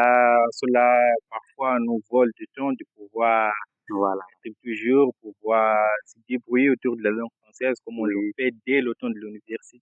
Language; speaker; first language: French; non-native, fluent; Portuguese